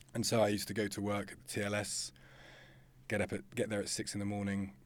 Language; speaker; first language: English; native; English